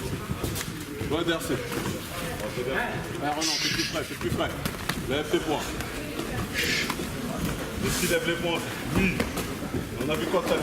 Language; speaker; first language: French; native; French